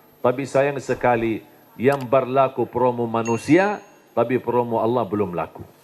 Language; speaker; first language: Indonesian; non-native, fluent; Arabic